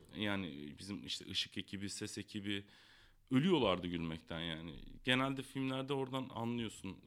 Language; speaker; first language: Turkish; native; Turkish